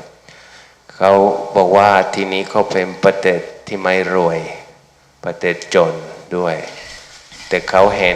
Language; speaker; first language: Thai; non-native, fluent; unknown